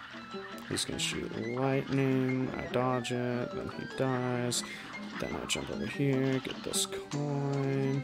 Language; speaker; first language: English; native; English